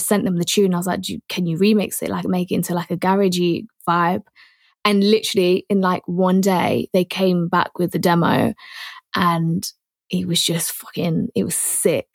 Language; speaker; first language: English; native; English